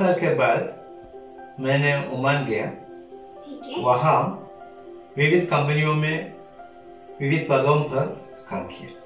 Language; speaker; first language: Hindi; non-native, local second language; Malayalam